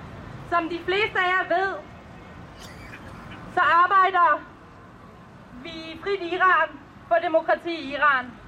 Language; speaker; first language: Danish; early bilingual, other home language; Persian